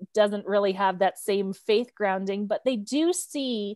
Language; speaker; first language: English; native; English